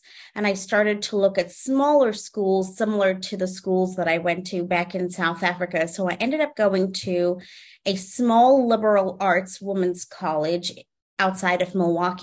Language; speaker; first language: English; non-native, local second language; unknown